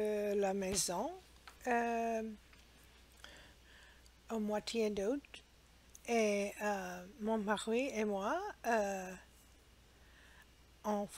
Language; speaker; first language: French; non-native, learner; English